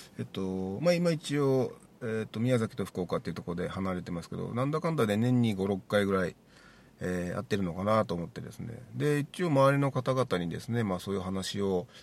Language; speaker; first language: Japanese; native; Japanese